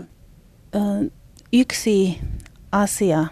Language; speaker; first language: Finnish; non-native, learner; Chinese